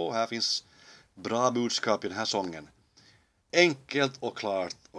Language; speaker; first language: Swedish; native; Swedish